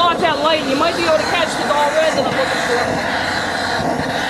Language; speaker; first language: English; native; English